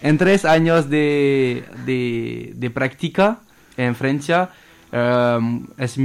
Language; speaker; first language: Spanish; non-native, learner; French